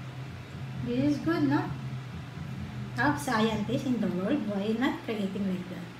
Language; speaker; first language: English; non-native, learner; Filipino